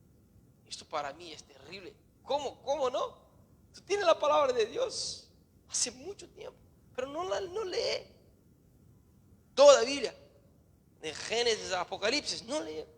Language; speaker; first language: Spanish; non-native, learner; Portuguese